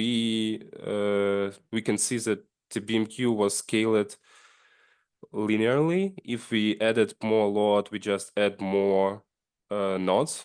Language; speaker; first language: English; non-native, fluent; Ukrainian